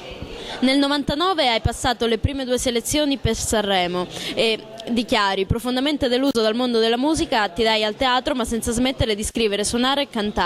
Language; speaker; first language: Italian; native; Italian